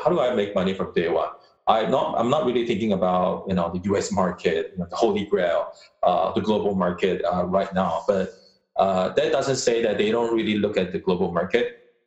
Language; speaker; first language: English; non-native, local second language; Chinese